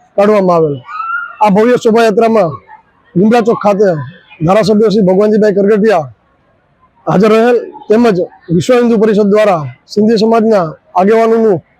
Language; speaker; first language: Gujarati; non-native, local second language; Sindhi